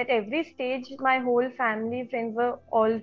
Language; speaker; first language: English; non-native, local second language; Hindi